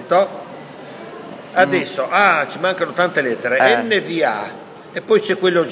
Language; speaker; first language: Italian; native; Italian